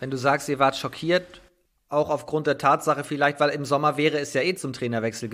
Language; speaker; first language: German; native; German